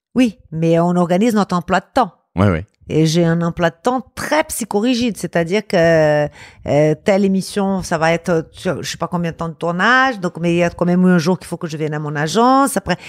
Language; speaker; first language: French; non-native, fluent; Portuguese